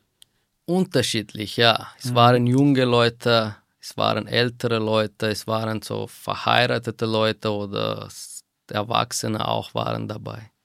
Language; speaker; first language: German; non-native, fluent; Persian